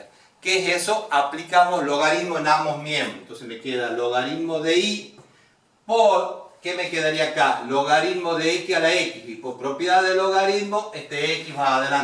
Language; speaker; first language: Spanish; native; Spanish